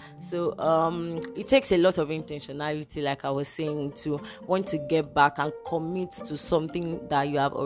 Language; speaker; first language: English; non-native, local second language; Yoruba